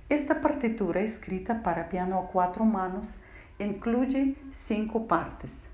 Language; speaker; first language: Spanish; non-native, fluent; Russian